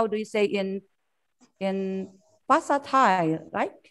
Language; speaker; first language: English; non-native, fluent; Indonesian